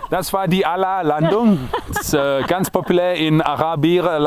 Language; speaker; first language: German; non-native, fluent; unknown